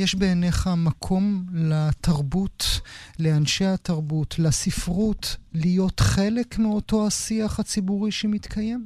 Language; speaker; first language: Hebrew; native; Hebrew